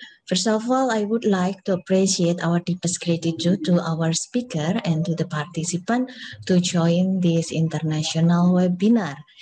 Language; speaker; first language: English; non-native, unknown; Indonesian